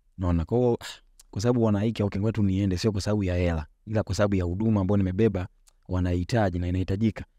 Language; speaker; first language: Swahili; native; Swahili